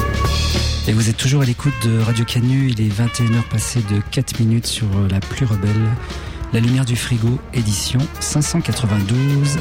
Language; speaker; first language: French; native; French